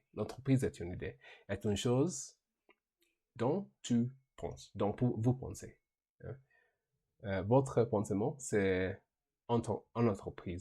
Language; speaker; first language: French; non-native, learner; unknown